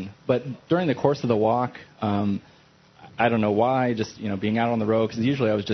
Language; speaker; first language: English; native; English